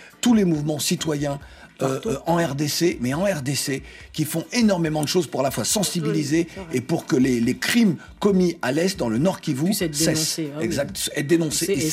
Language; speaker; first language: French; native; French